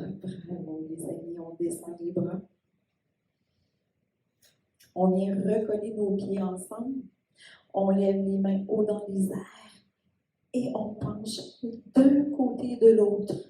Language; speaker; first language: French; native; French